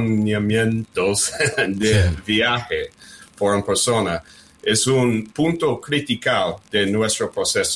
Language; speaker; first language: Spanish; early bilingual, heritage; English